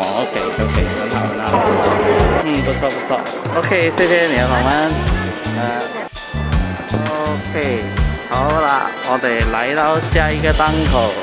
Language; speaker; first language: Chinese; non-native, local second language; Cantonese